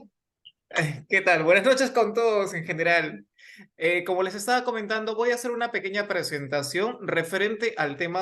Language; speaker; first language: Spanish; native; Spanish